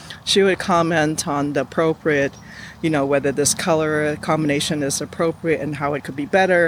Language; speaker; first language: English; non-native, local second language; Cantonese